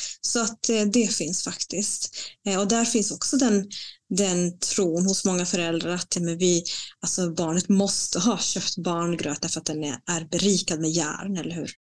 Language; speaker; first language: Swedish; non-native, fluent; Spanish